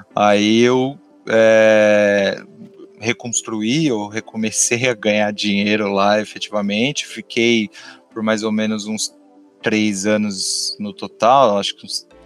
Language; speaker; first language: Portuguese; native; Portuguese